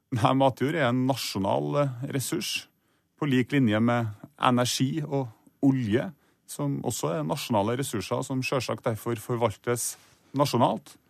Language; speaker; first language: Norwegian; native; Norwegian